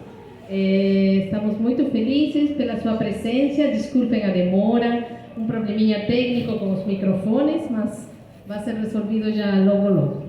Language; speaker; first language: Portuguese; non-native, fluent; Spanish